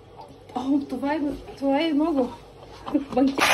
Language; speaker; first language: Bulgarian; non-native, local second language; Filipino